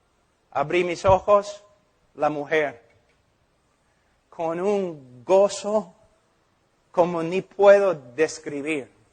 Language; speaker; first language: Spanish; non-native, fluent; English